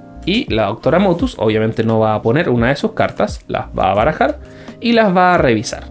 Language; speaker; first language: Spanish; native; Spanish